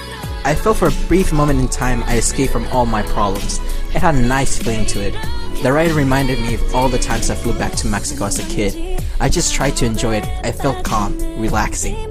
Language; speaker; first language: English; early bilingual, other home language; Spanish